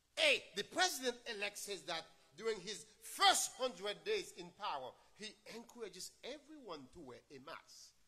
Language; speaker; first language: English; non-native, fluent; Haitian Creole